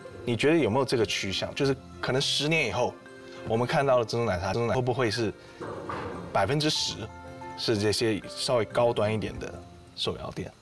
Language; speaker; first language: Chinese; native; Chinese